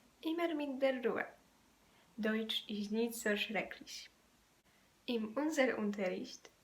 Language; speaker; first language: German; non-native, learner; Polish